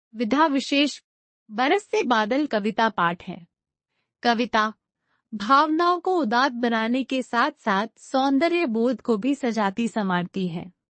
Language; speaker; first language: Hindi; non-native, local second language; Telugu